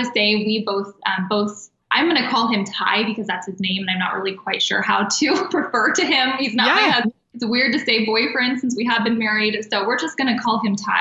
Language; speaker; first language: English; native; English